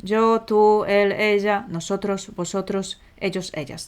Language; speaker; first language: Spanish; non-native, fluent; Polish